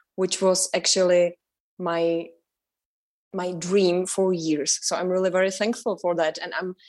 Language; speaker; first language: English; non-native, fluent; Czech